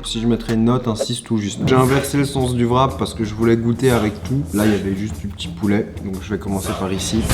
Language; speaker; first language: French; native; French